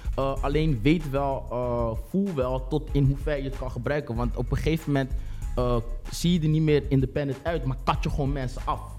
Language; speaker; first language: Dutch; native; Dutch